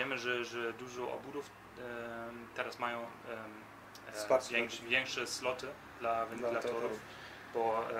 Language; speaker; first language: Polish; early bilingual, heritage; Polish